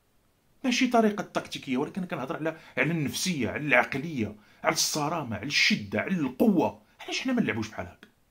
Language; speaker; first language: Arabic; native; Arabic